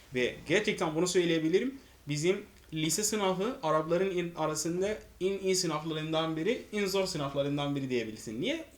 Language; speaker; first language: Turkish; non-native, fluent; Arabic